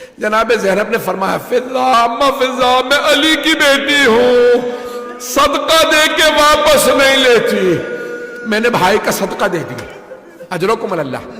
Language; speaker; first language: Urdu; native; Urdu